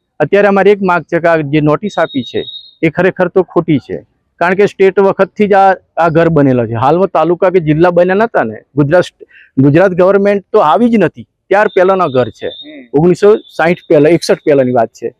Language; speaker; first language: Gujarati; native; Gujarati